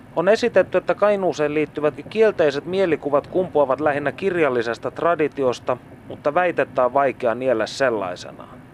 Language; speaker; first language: Finnish; native; Finnish